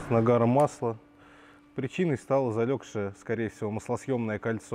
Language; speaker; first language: Russian; native; Russian